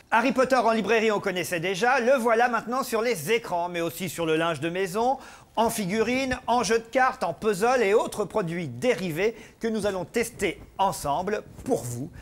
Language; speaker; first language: French; native; French